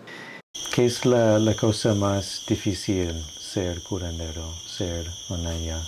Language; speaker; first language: Spanish; non-native, fluent; English